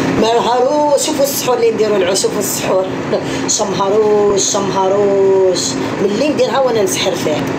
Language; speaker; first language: Arabic; native; Arabic